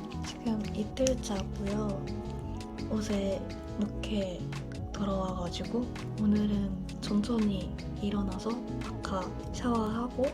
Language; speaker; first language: Korean; non-native, fluent; Japanese